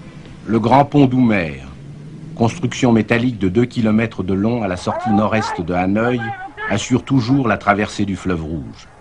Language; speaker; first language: French; native; French